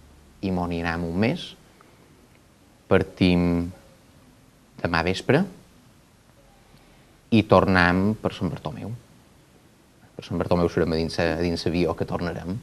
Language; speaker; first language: Catalan; native; Catalan